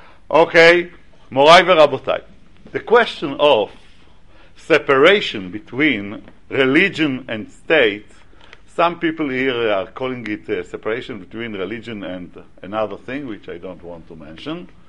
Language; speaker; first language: English; non-native, fluent; Hebrew